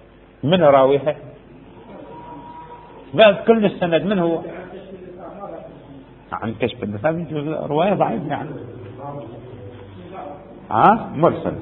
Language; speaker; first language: Arabic; native; Arabic